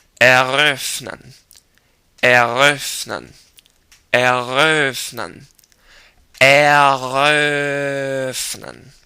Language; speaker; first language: German; non-native, learner; English